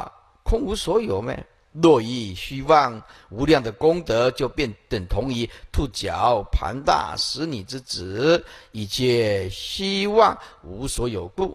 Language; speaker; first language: Chinese; native; Chinese